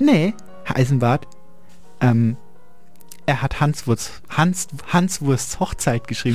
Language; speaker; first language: German; native; German